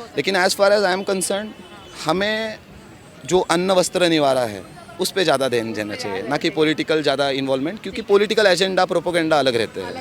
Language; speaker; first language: Hindi; non-native, local second language; Marathi